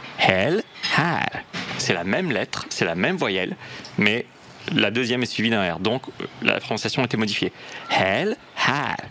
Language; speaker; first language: French; native; French